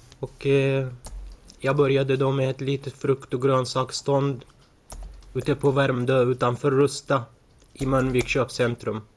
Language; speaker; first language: Swedish; early bilingual, other home language; Arabic